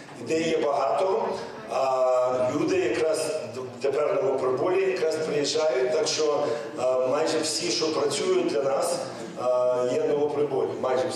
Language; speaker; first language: Ukrainian; early bilingual, heritage; English